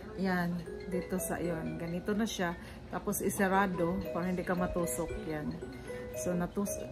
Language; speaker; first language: Filipino; non-native, local second language; Cebuano